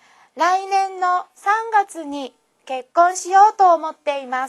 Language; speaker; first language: Japanese; non-native, fluent; Korean